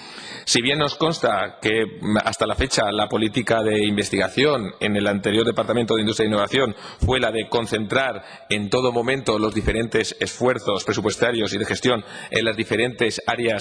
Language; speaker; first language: Spanish; native; Spanish